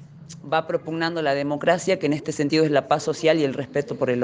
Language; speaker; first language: Spanish; native; Spanish